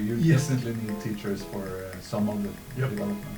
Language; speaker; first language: English; non-native, fluent; Norwegian